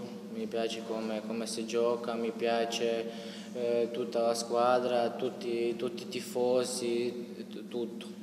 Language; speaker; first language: Italian; non-native, learner; Croatian